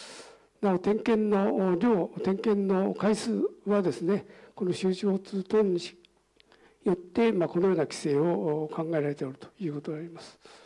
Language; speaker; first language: Japanese; native; Japanese